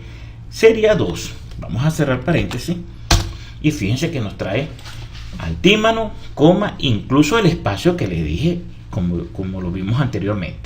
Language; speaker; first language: Spanish; native; Spanish